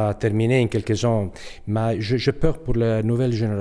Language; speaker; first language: French; non-native, learner; Italian